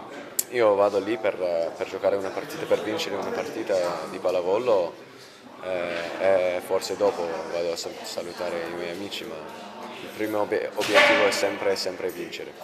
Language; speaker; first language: Italian; non-native, fluent; English